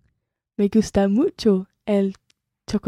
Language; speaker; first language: Spanish; non-native, learner; English